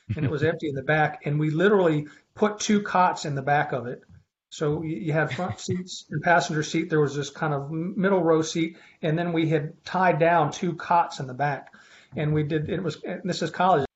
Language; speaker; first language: English; native; English